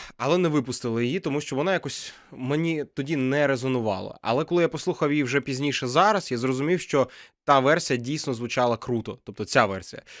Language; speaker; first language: Ukrainian; non-native, local second language; Russian